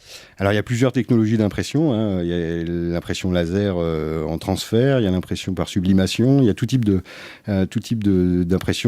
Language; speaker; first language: French; native; French